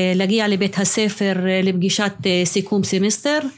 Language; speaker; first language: Hebrew; non-native, local second language; Arabic